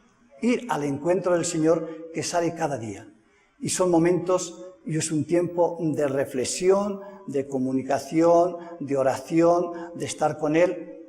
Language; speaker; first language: Spanish; native; Spanish